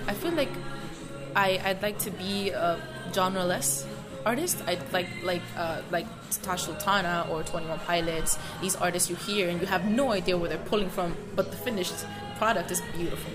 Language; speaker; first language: English; non-native, fluent; Spanish